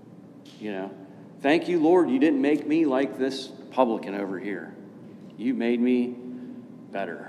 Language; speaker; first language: English; native; English